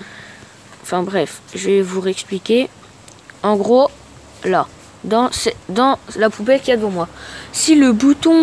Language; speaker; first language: French; native; French